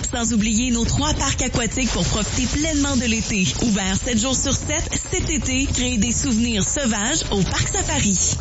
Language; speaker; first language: French; native; French